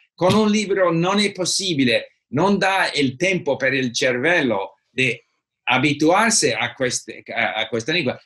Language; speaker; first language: Italian; non-native, learner; English